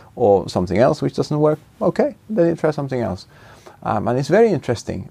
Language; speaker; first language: English; non-native, fluent; Finnish